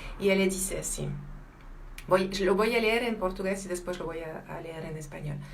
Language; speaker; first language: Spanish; non-native, fluent; French